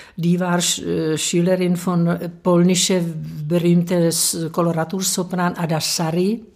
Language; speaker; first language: German; non-native, fluent; Czech